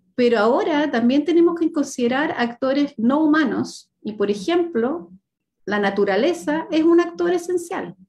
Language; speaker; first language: Spanish; native; Spanish